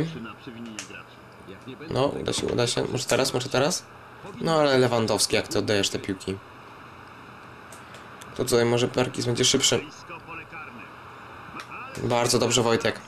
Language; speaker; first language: Polish; native; Polish